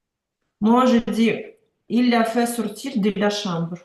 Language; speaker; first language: French; non-native, learner; Ukrainian